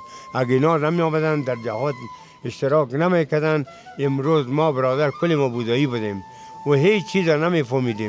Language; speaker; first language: Persian; native; Persian